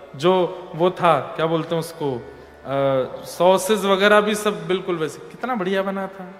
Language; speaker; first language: Hindi; native; Hindi